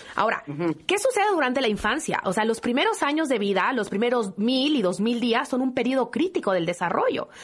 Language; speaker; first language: Spanish; native; Spanish